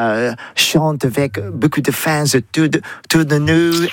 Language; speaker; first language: French; non-native, learner; English